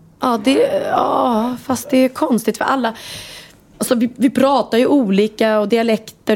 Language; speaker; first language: Swedish; native; Swedish